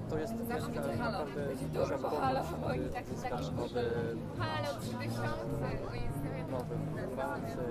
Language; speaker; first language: Polish; non-native, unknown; Italian